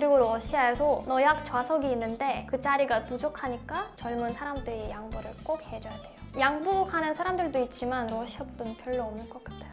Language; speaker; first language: Korean; non-native, fluent; Russian